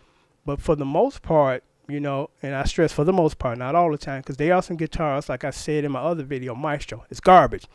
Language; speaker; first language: English; native; English